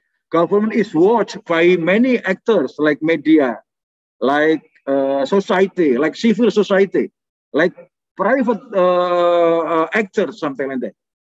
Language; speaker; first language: English; non-native, fluent; Indonesian